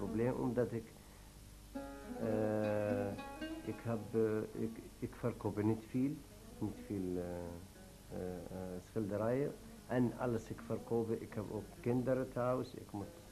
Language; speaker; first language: Dutch; non-native, learner; Arabic